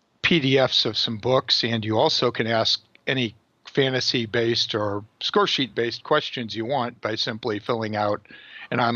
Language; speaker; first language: English; native; English